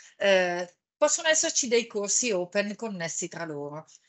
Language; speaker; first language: Italian; native; Italian